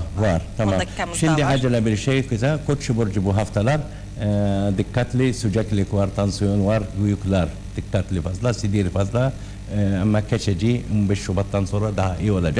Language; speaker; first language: Turkish; non-native, learner; Arabic